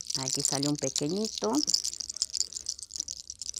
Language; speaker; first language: Spanish; native; Spanish